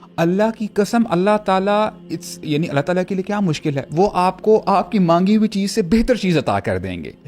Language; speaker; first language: Urdu; native; Urdu